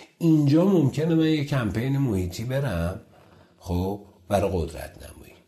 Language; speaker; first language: Persian; non-native, local second language; Azerbaijani